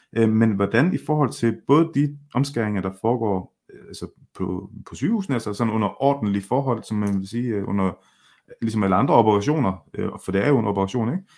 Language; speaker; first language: Danish; early bilingual, other home language; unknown